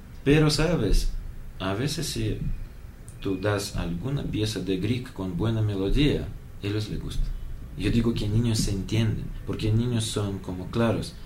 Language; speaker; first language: Spanish; non-native, learner; Russian